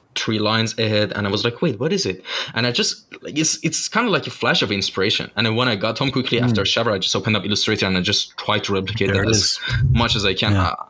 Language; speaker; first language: English; non-native, fluent; Persian